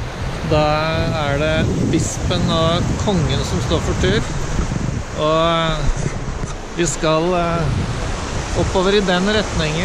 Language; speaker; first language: Norwegian; native; Norwegian